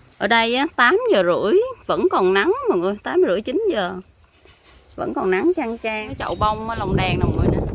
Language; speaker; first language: Vietnamese; early bilingual, heritage; Vietnamese